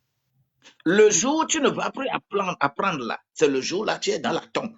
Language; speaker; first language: French; non-native, local second language; Ewe